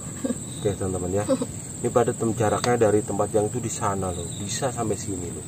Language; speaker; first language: Indonesian; native; Indonesian